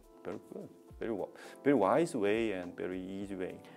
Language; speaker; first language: English; non-native, learner; Korean